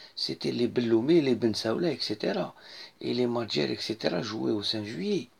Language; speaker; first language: French; non-native, local second language; Arabic